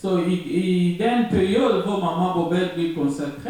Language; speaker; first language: Danish; non-native, learner; French